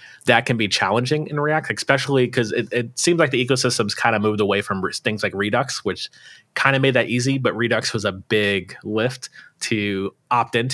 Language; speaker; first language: English; native; English